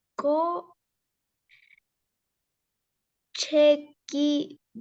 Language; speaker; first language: Korean; non-native, learner; Spanish